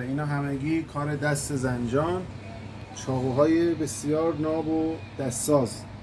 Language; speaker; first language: Persian; native; Persian